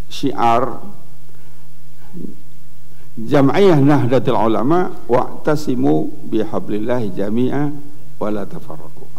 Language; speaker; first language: Arabic; non-native, fluent; Indonesian